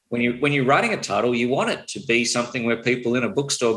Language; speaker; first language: English; native; English